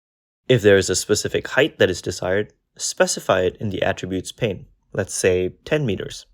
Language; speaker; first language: English; native; English